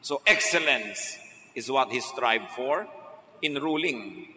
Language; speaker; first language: English; non-native, local second language; Filipino